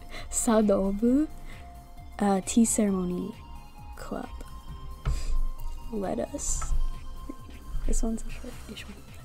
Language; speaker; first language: English; native; English